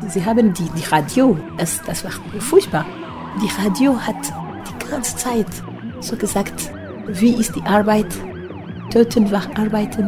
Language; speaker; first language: German; non-native, fluent; Kinyarwanda